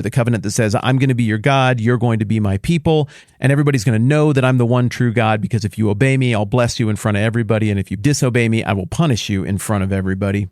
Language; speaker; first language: English; native; English